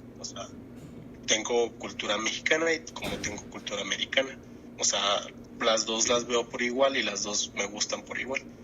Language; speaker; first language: Spanish; native; Spanish